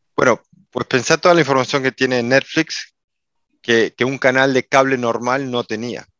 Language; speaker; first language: Spanish; native; Spanish